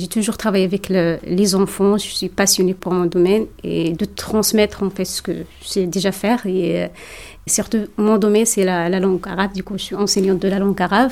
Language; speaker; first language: French; non-native, local second language; Tachelhit